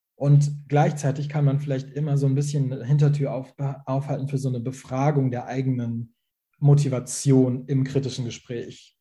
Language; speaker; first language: German; early bilingual, other home language; Persian